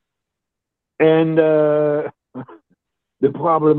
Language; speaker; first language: English; non-native, fluent; French